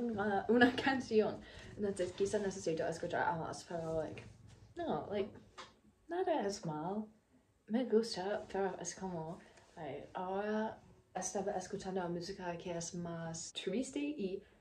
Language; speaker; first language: Spanish; non-native, learner; English